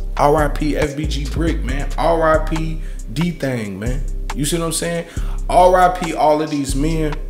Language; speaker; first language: English; native; English